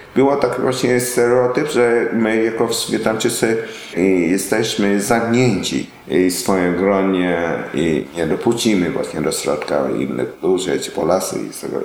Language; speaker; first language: Polish; non-native, learner; Vietnamese